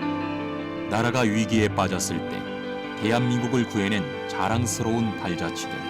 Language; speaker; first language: Korean; native; Korean